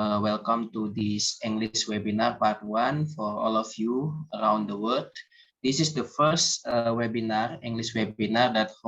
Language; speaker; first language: English; non-native, learner; Indonesian